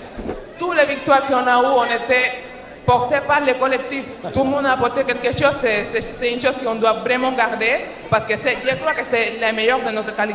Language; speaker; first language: French; non-native, fluent; Spanish